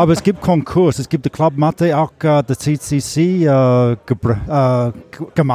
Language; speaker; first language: German; non-native, learner; English